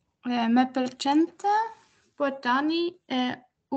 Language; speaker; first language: Albanian; non-native, learner; Norwegian